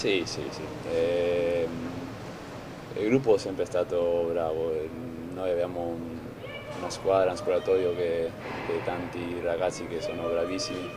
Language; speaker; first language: Italian; non-native, fluent; Spanish